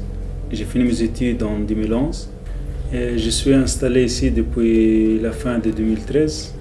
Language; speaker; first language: French; non-native, local second language; Arabic